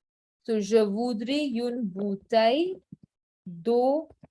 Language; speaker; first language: French; non-native, fluent; Hindi